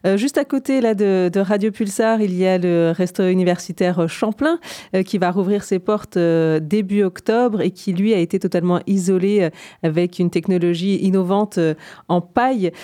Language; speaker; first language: French; native; French